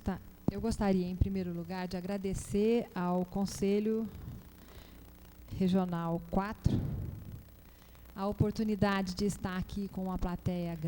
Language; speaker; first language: Portuguese; native; Portuguese